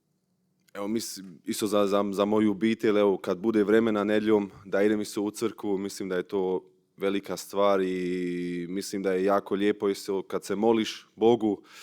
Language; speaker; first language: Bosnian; early bilingual, heritage; Bosnian